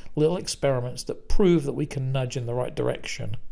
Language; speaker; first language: English; native; English